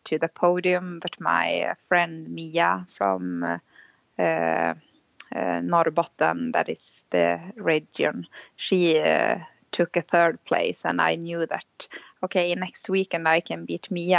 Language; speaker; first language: English; non-native, fluent; Swedish